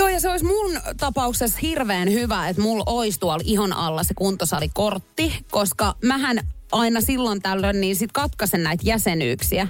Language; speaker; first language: Finnish; native; Finnish